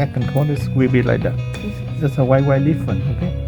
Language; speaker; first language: English; non-native, learner; Vietnamese